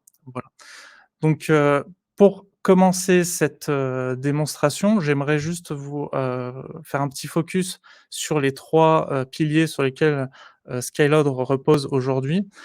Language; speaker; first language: French; native; French